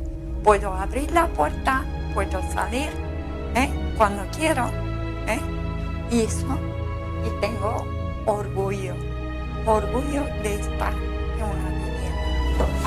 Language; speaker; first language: Spanish; non-native, learner; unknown